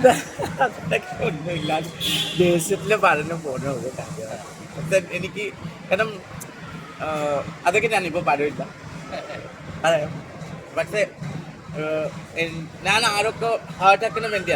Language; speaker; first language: Malayalam; non-native, learner; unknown